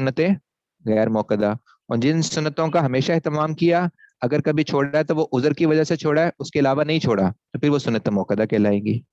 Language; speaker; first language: Urdu; non-native, local second language; Punjabi